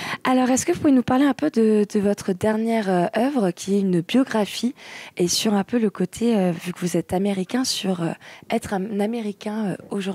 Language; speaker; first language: French; native; French